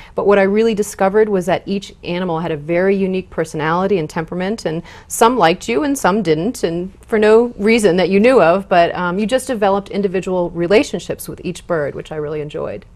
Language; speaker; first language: English; native; English